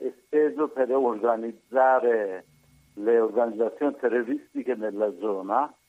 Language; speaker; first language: Italian; non-native, learner; Persian